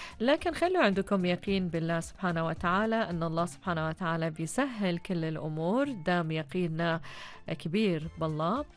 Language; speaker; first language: Arabic; native; Arabic